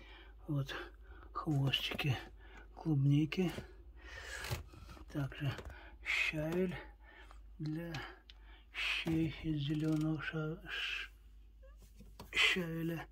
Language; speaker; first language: Russian; native; Russian